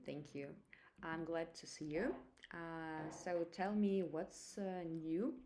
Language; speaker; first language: English; non-native, fluent; Russian